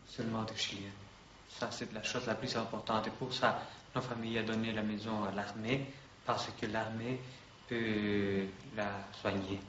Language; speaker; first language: French; non-native, fluent; Spanish